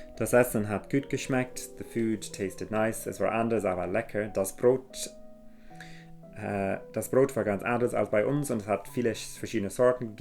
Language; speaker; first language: German; non-native, fluent; English